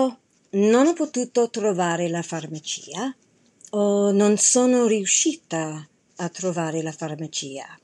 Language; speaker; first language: Italian; non-native, learner; English